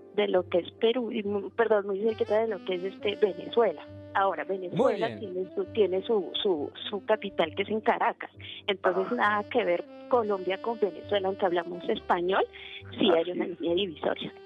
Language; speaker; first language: Spanish; native; Spanish